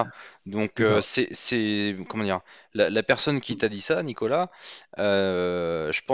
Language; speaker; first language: French; native; French